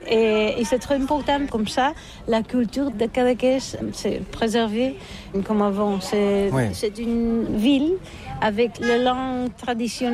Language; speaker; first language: French; non-native, learner; Catalan